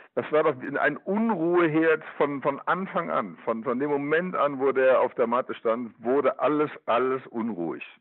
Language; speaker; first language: German; native; German